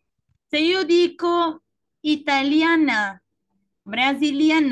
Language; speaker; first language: Italian; non-native, fluent; Spanish